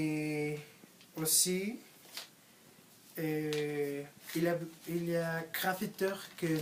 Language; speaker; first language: French; non-native, learner; Spanish